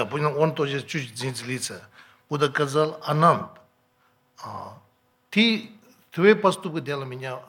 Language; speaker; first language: Russian; non-native, learner; Tibetan